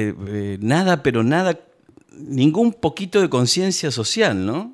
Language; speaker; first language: Spanish; native; Spanish